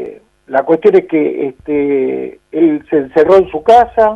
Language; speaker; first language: Spanish; native; Spanish